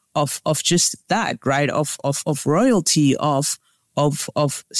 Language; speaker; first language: English; non-native, local second language; Tsonga